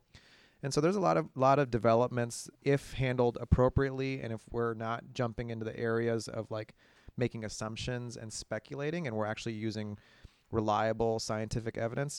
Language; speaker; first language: English; native; English